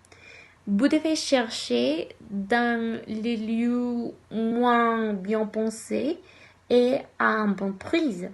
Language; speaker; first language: French; non-native, learner; Spanish